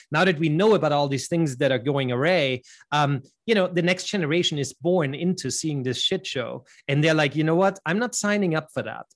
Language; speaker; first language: English; non-native, fluent; German